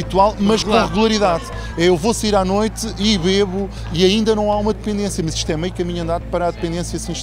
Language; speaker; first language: Portuguese; native; Portuguese